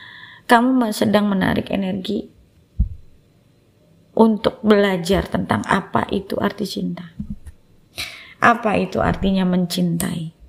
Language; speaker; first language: Indonesian; native; Indonesian